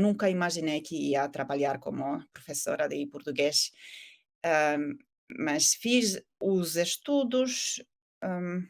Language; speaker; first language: Portuguese; non-native, fluent; Finnish